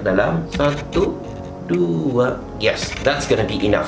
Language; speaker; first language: English; non-native, local second language; Malay